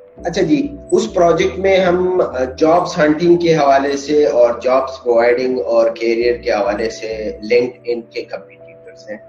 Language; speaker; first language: Urdu; non-native, local second language; Pashto